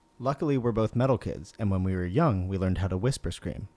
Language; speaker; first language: English; native; English